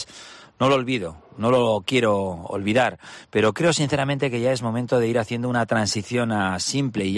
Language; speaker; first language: Spanish; native; Spanish